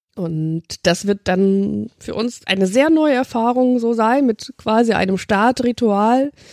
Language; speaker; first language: German; early bilingual, other home language; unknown